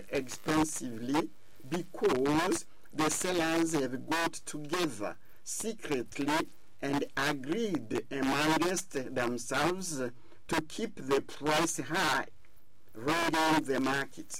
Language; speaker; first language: English; non-native, fluent; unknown